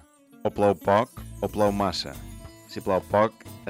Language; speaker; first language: Catalan; native; Catalan